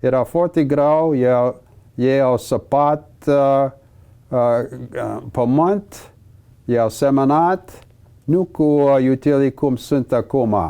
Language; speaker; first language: Romanian; early bilingual, heritage; English